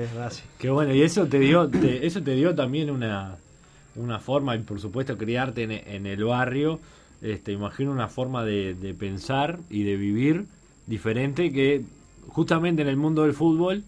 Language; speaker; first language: Spanish; native; Spanish